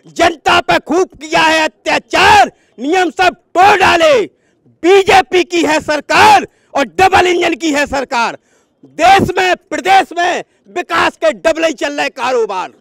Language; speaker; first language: Hindi; native; Hindi